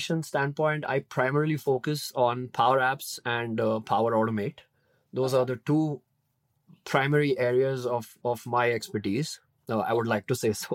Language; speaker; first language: English; non-native, local second language; Hindi